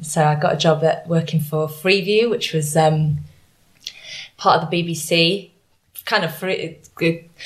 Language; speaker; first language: English; native; English